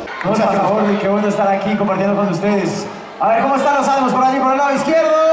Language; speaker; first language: Spanish; native; Spanish